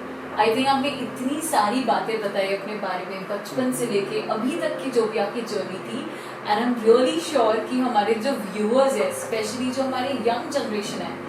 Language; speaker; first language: Hindi; native; Hindi